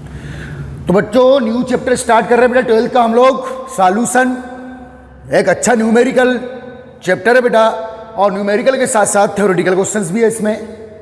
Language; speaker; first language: Hindi; native; Hindi